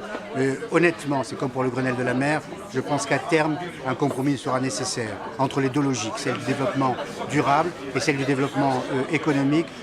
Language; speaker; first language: French; native; French